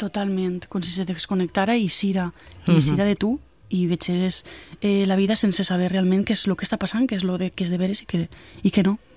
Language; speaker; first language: Catalan; native; Catalan